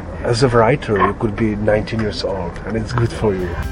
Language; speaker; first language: English; non-native, fluent; Czech